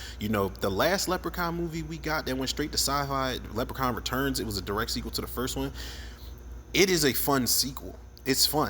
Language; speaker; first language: English; native; English